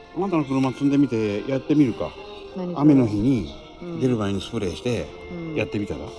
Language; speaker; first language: Japanese; native; Japanese